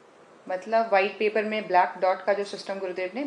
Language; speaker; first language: Hindi; native; Hindi